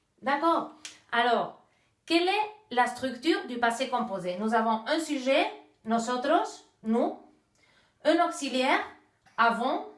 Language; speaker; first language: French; non-native, fluent; Basque